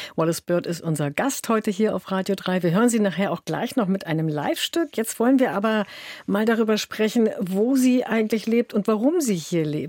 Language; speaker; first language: German; native; German